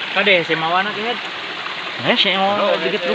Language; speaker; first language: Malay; non-native, local second language; Sundanese